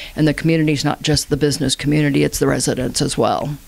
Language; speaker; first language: English; native; English